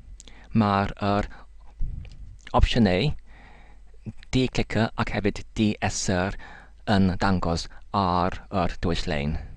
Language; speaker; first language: Welsh; non-native, learner; English